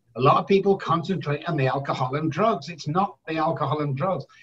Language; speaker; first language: English; native; English